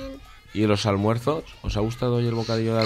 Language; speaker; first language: Spanish; native; Spanish